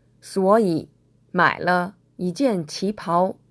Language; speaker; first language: Chinese; non-native, fluent; Korean